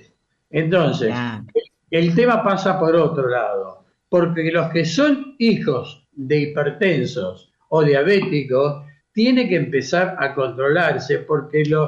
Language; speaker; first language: Spanish; native; Spanish